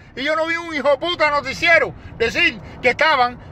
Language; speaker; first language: Spanish; native; Spanish